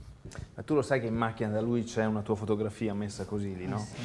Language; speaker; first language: Italian; native; Italian